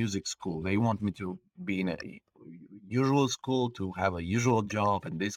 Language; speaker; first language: English; non-native, fluent; Bulgarian